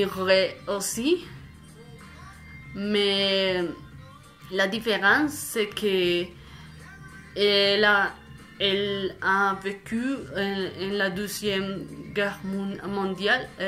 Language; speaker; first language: French; non-native, fluent; Spanish